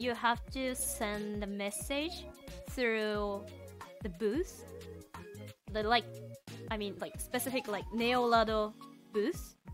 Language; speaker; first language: English; non-native, fluent; Japanese